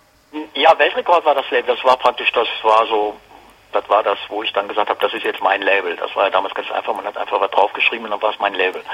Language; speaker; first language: German; native; German